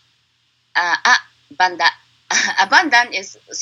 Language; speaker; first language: English; non-native, learner; Japanese